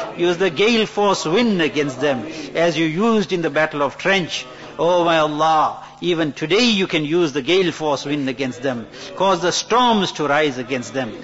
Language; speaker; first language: English; native; English